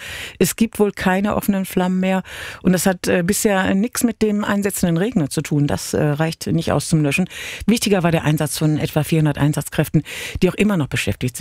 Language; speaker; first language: German; native; German